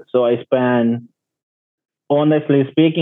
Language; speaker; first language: English; non-native, learner; Portuguese